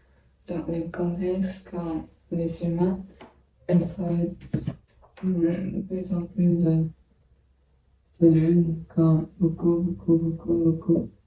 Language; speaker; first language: French; non-native, learner; Chinese